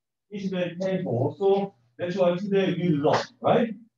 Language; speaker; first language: English; non-native, learner; Korean